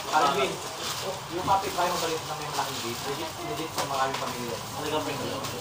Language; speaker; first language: Filipino; native; Filipino